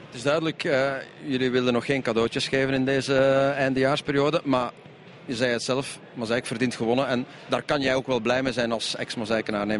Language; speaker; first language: Dutch; native; Dutch